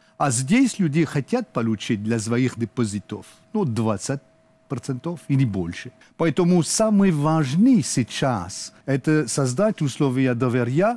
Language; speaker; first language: Russian; non-native, learner; French